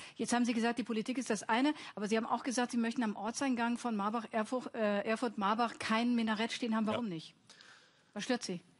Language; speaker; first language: German; native; German